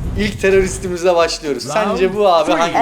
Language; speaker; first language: Turkish; native; Turkish